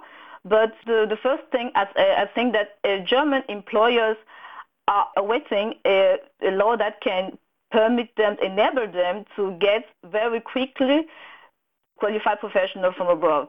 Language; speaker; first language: English; non-native, local second language; French